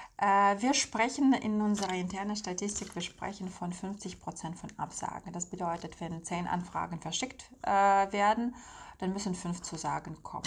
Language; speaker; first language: German; non-native, fluent; Russian